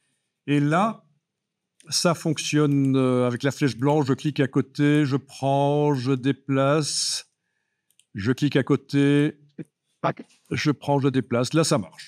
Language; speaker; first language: French; native; French